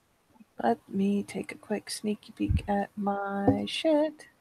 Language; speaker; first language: English; native; English